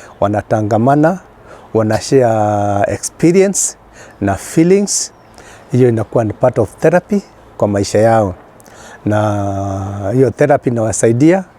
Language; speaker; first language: Swahili; non-native, local second language; Kikuyu